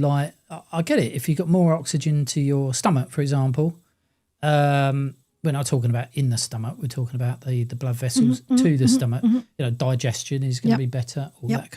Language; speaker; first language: English; native; English